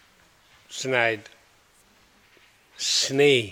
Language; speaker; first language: German; non-native, learner; Hindi